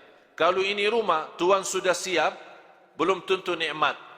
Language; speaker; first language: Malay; non-native, fluent; Arabic